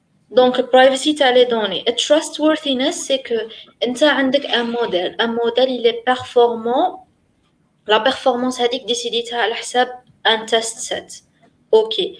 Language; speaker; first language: French; non-native, local second language; Arabic